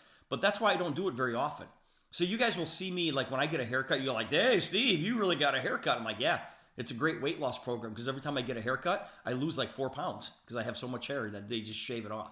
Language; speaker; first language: English; native; English